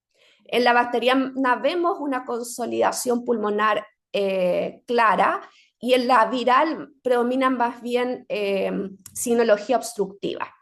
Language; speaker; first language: Spanish; native; Spanish